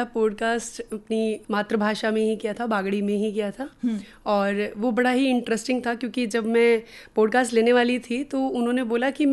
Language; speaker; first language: Hindi; non-native, local second language; Rajasthani